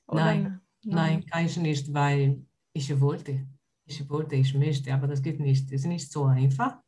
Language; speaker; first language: German; non-native, learner; Portuguese